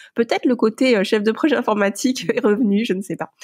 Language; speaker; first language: French; native; French